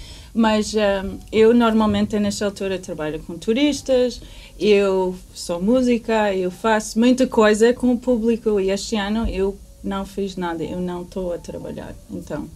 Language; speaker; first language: Portuguese; non-native, fluent; English